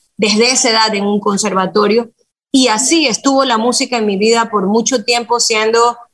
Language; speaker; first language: Spanish; native; Spanish